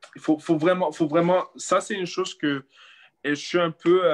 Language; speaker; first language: French; native; French